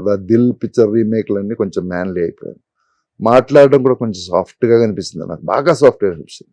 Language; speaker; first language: Telugu; non-native, fluent; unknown